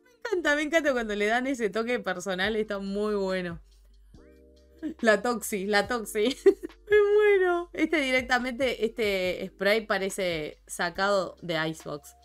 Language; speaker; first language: Spanish; native; Spanish